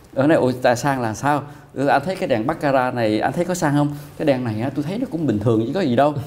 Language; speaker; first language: Vietnamese; early bilingual, heritage; Vietnamese